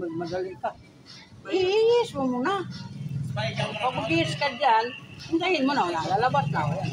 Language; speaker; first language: Filipino; non-native, local second language; Cebuano